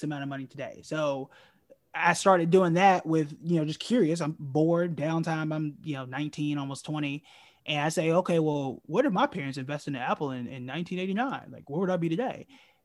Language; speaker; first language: English; native; English